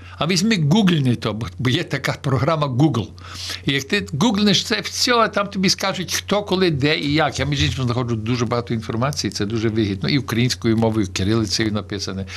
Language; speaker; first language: Ukrainian; early bilingual, heritage; Ukrainian